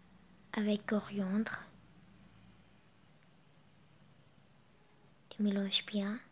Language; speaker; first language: French; non-native, learner; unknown